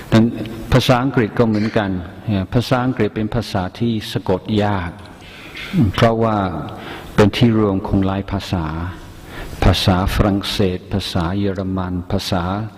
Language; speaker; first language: Thai; non-native, fluent; English